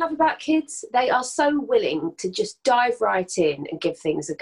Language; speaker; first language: English; native; English